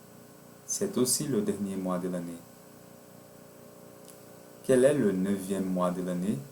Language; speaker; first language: French; non-native, fluent; Portuguese